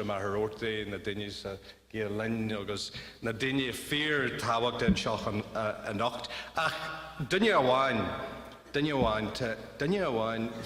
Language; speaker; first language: Irish; non-native, learner; English